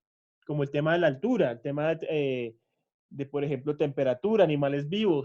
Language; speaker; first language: Spanish; native; Spanish